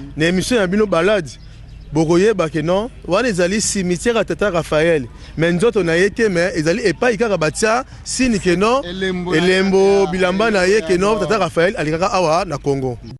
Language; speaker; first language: Lingala; native; Lingala